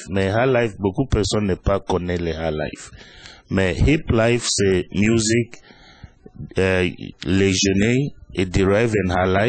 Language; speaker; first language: French; non-native, learner; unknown